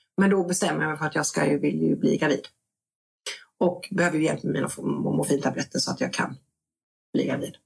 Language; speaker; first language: Swedish; native; Swedish